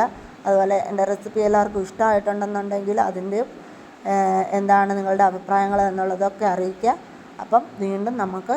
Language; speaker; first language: Malayalam; native; Malayalam